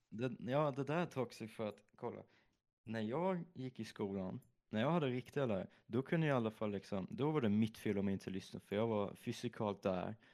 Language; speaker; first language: Swedish; early bilingual, other home language; German